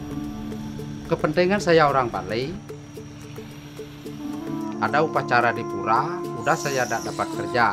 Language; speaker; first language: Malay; non-native, local second language; Balinese